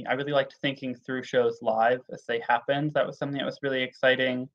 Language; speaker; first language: English; native; English